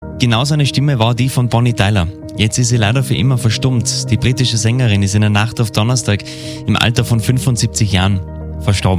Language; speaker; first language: German; native; German